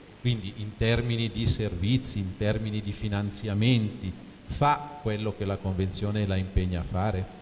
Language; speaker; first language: Italian; native; Italian